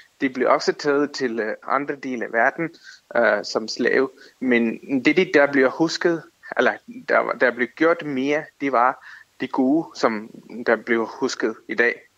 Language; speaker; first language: Danish; non-native, fluent; Tamil